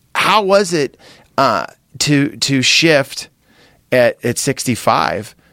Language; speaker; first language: English; native; English